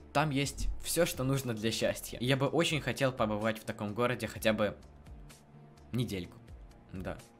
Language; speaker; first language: Russian; native; Russian